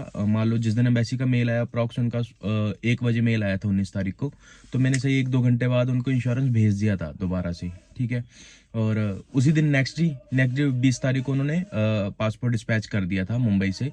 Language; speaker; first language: Hindi; native; Hindi